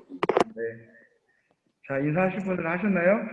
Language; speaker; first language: Korean; native; Korean